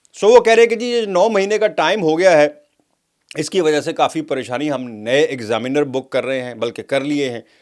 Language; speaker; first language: Urdu; native; Urdu